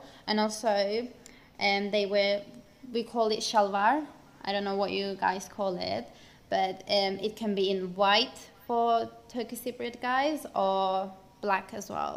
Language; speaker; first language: English; non-native, fluent; Turkish